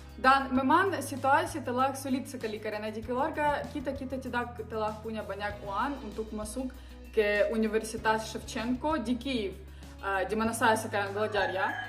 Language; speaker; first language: Indonesian; non-native, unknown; Ukrainian